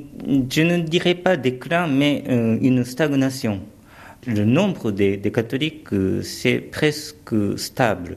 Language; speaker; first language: French; early bilingual, other home language; Japanese